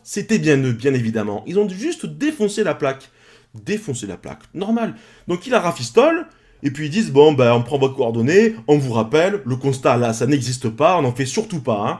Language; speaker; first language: French; native; French